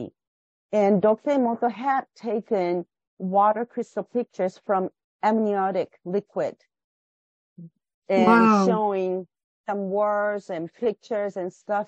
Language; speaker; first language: English; non-native, fluent; Japanese